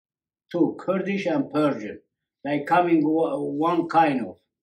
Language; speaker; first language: English; non-native, learner; Kurdish